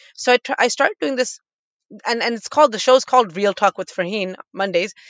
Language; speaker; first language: English; native; English